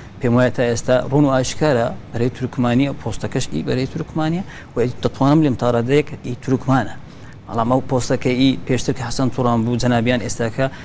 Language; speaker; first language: Central Kurdish; non-native, local second language; Azerbaijani